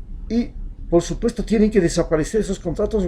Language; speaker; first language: Spanish; native; Spanish